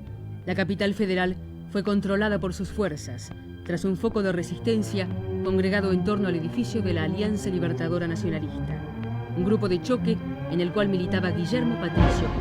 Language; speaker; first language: Spanish; native; Spanish